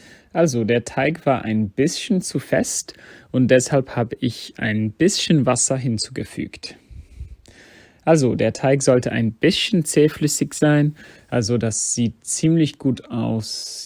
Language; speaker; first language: German; non-native, fluent; English